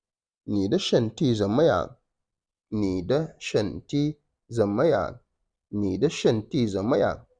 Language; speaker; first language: Chinese; non-native, fluent; Wolof